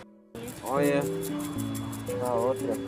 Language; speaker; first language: Portuguese; native; Portuguese